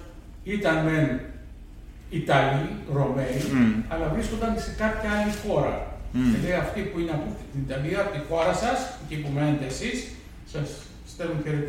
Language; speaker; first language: Greek; native; Greek